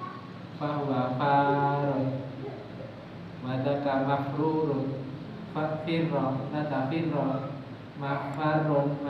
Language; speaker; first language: Arabic; non-native, learner; Indonesian